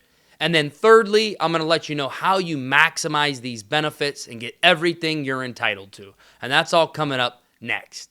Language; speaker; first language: English; native; English